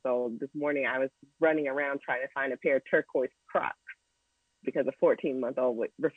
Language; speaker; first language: English; native; English